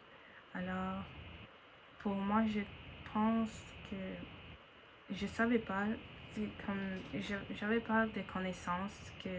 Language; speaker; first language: French; non-native, learner; English